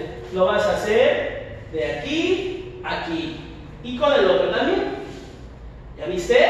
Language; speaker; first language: Spanish; native; Spanish